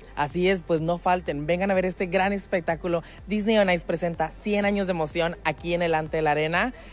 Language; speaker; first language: Spanish; native; Spanish